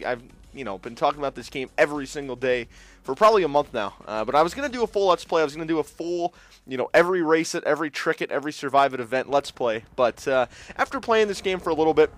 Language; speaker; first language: English; native; English